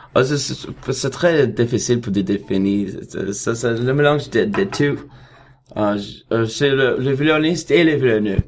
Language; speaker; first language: French; non-native, learner; Russian